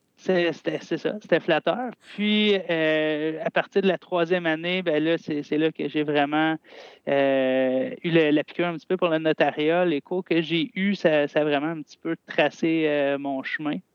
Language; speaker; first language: French; native; French